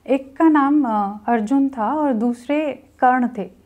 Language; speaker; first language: Hindi; native; Hindi